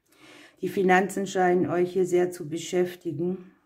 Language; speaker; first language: German; native; German